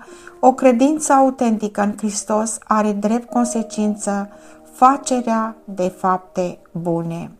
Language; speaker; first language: Romanian; native; Romanian